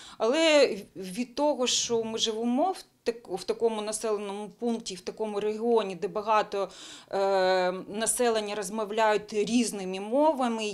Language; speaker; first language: Ukrainian; non-native, local second language; Bulgarian